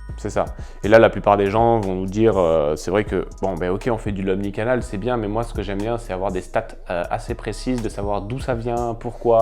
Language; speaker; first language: French; native; French